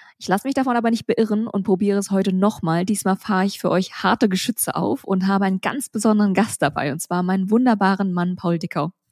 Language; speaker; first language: German; early bilingual, other home language; Vietnamese